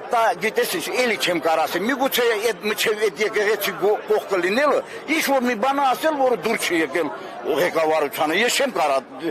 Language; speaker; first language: Armenian; native; Armenian